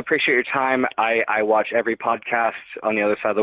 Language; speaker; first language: English; native; English